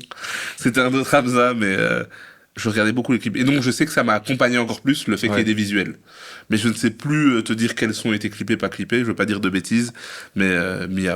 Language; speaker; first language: French; native; French